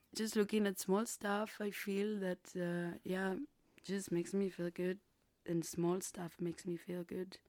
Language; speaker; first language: English; non-native, fluent; Spanish